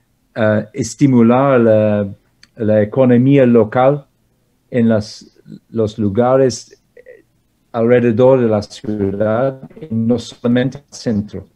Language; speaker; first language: Spanish; non-native, fluent; English